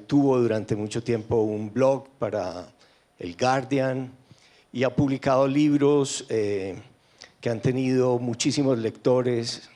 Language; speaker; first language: Spanish; native; Spanish